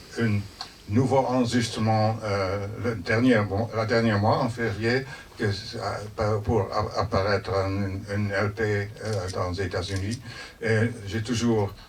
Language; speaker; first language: French; non-native, learner; Dutch